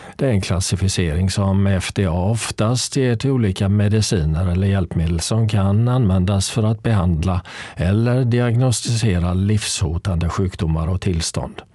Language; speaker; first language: Swedish; native; Swedish